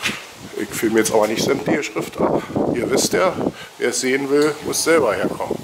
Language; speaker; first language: German; native; German